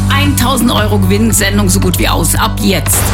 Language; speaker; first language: German; native; German